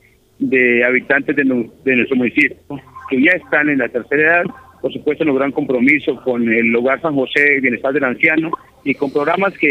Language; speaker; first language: Spanish; native; Spanish